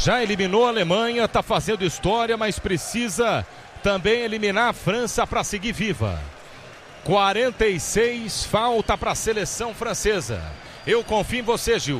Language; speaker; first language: Portuguese; native; Portuguese